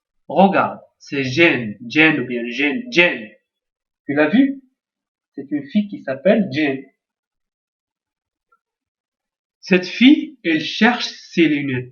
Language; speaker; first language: French; non-native, local second language; Arabic